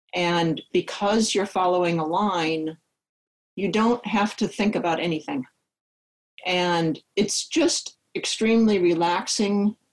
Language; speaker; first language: English; native; English